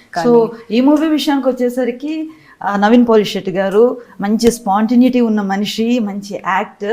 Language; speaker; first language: Telugu; native; Telugu